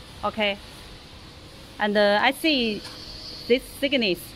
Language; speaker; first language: English; non-native, learner; Chinese